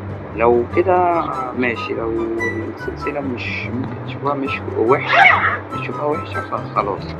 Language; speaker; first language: Arabic; native; Arabic